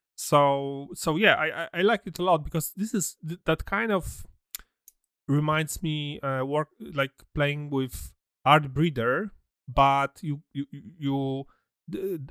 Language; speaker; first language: English; non-native, fluent; Polish